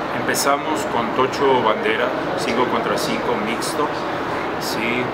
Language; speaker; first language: Spanish; early bilingual, heritage; Spanish